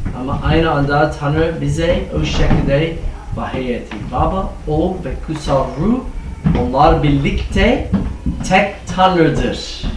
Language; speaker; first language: Turkish; non-native, fluent; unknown